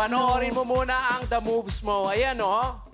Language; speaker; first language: Filipino; native; Filipino